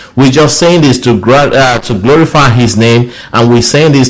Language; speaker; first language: English; non-native, local second language; Yoruba